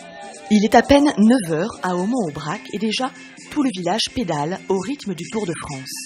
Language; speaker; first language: French; native; French